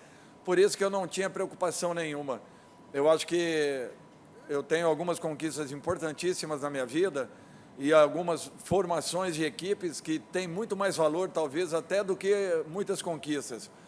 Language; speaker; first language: Portuguese; native; Portuguese